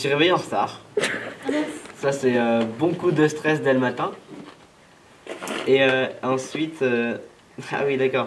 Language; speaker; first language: French; native; French